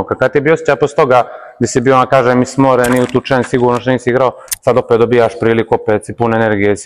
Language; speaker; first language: Bosnian; native; Bosnian